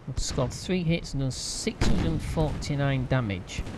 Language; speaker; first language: English; native; English